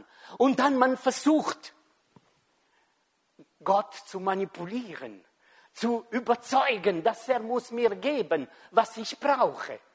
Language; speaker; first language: German; non-native, fluent; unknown